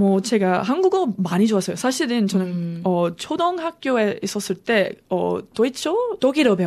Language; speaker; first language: Korean; non-native, learner; English